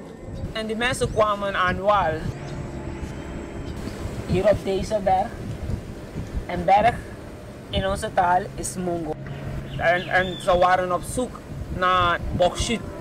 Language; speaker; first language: Dutch; non-native, local second language; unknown